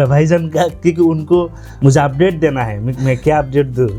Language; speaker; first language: Hindi; non-native, fluent; Bangla